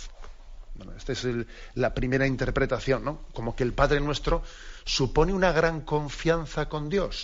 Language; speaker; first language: Spanish; native; Spanish